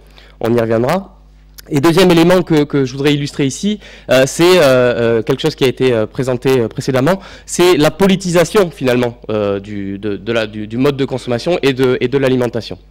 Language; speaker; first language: French; native; French